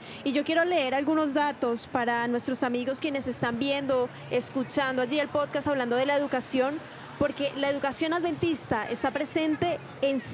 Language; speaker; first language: Spanish; native; Spanish